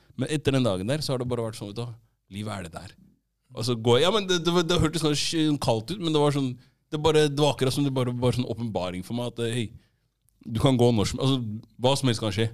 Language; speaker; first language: Norwegian; native; Norwegian